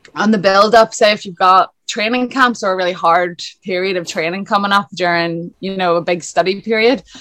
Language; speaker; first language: English; native; English